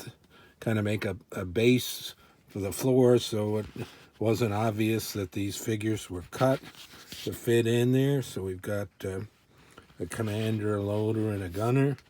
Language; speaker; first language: English; native; English